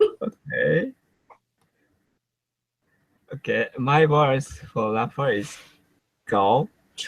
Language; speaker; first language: English; non-native, learner; Japanese